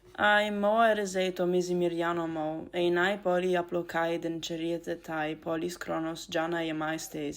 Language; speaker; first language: Greek; non-native, learner; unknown